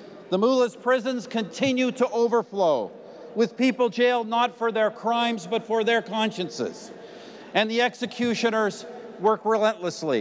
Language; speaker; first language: English; native; English